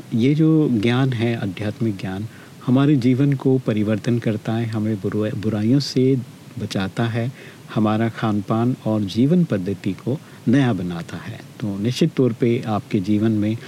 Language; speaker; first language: Hindi; native; Hindi